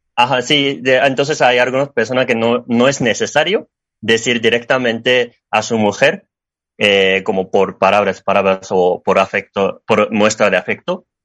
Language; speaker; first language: Spanish; non-native, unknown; Japanese